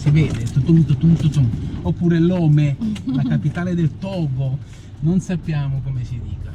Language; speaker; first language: Italian; native; Italian